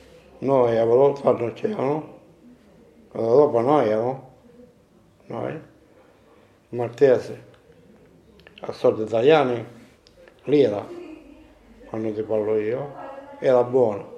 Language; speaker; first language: Italian; non-native, local second language; Sicilian